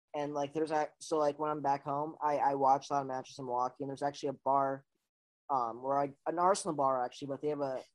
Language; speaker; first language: English; native; English